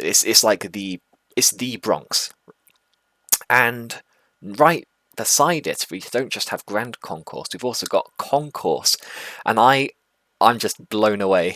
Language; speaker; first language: English; native; English